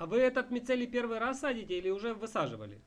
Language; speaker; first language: Russian; native; Russian